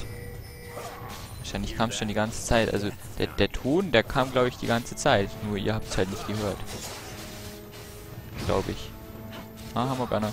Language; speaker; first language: German; native; German